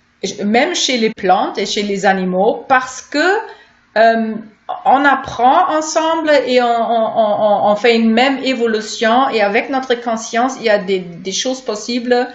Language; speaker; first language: French; non-native, fluent; German